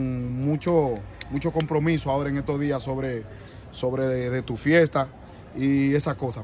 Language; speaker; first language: Spanish; native; Spanish